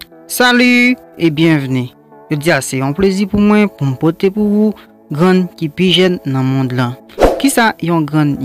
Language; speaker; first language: French; non-native, learner; Haitian Creole